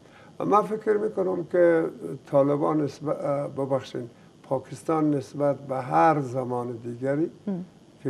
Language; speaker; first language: Persian; native; Persian